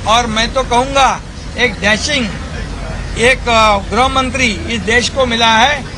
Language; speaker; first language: Hindi; non-native, local second language; Marathi